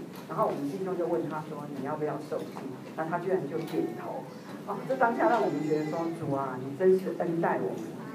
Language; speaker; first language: Chinese; native; Chinese